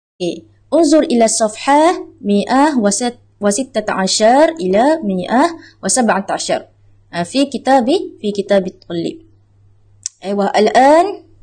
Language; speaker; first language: Arabic; non-native, learner; Malay